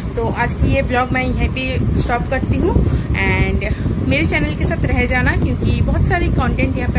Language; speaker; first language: Hindi; non-native, local second language; Bangla